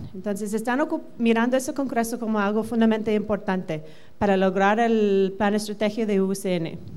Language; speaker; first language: Spanish; non-native, fluent; English